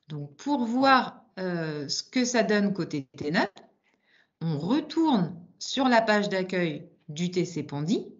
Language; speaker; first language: French; native; French